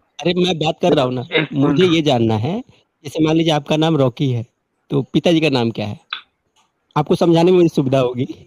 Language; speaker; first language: Hindi; native; Hindi